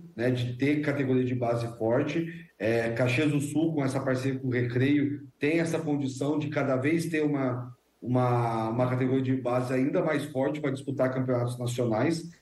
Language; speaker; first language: Portuguese; native; Portuguese